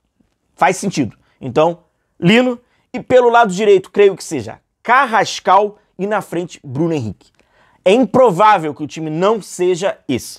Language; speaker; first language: Portuguese; native; Portuguese